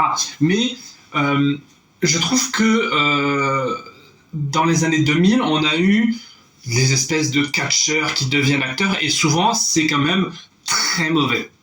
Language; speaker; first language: French; native; French